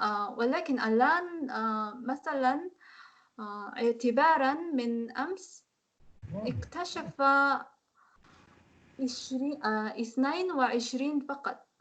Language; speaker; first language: Arabic; non-native, learner; Korean